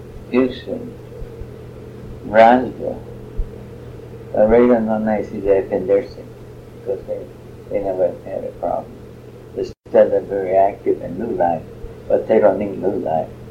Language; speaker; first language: English; early bilingual, other home language; Spanish